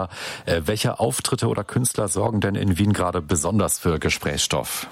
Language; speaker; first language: German; native; German